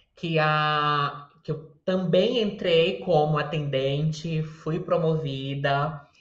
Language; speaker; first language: Portuguese; native; Portuguese